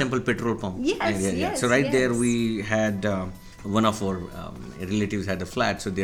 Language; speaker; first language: English; non-native, local second language; Marathi